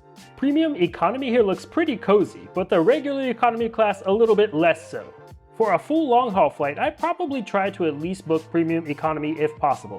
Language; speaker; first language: English; native; English